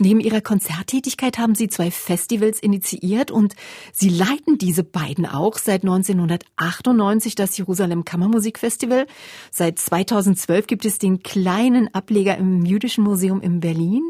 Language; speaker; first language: German; native; German